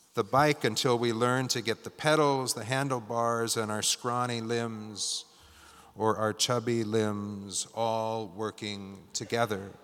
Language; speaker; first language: English; native; English